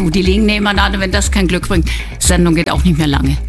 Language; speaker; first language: German; native; German